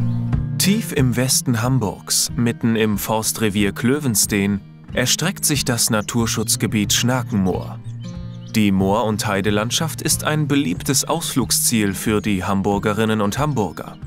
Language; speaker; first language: German; native; German